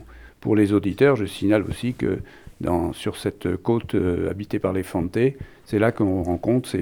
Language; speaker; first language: French; native; French